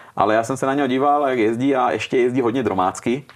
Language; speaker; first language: Czech; early bilingual, heritage; Italian